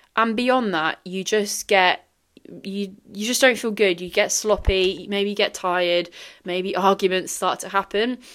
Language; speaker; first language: English; native; English